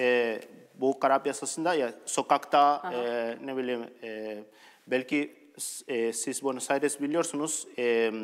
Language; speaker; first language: Turkish; non-native, learner; Spanish